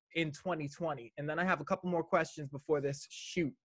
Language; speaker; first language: English; native; English